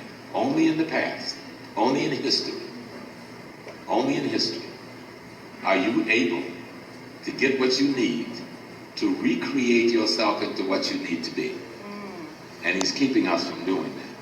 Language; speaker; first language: English; native; English